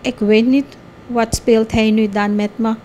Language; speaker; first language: Dutch; non-native, local second language; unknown